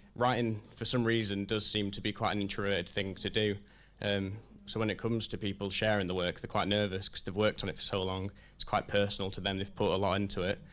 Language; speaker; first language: English; native; English